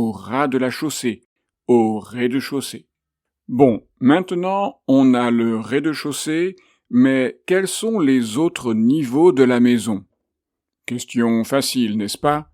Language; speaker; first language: French; native; French